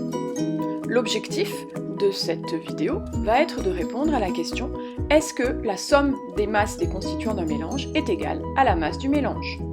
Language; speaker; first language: French; native; French